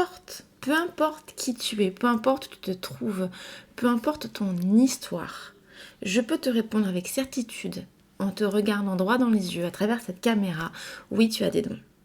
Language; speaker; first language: French; native; French